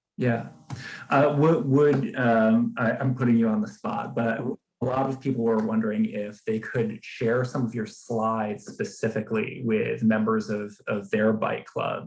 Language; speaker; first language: English; native; English